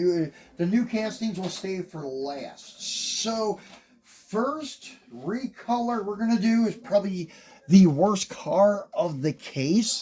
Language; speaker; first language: English; native; English